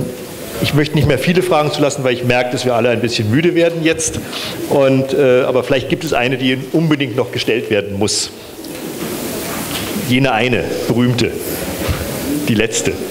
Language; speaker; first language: German; native; German